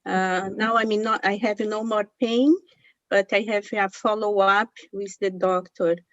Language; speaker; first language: English; non-native, learner; Portuguese